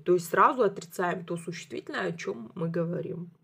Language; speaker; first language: Russian; native; Russian